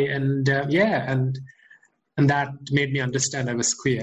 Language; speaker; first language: English; non-native, local second language; Malayalam